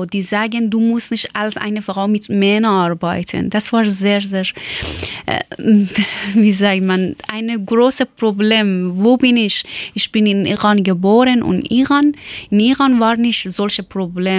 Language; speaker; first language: German; non-native, learner; Persian